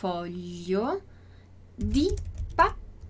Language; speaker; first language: Italian; non-native, fluent; Portuguese